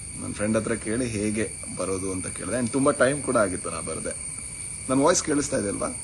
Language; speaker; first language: Kannada; non-native, local second language; Tulu